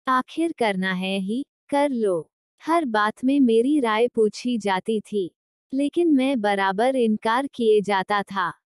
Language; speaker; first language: Hindi; non-native, local second language; Marathi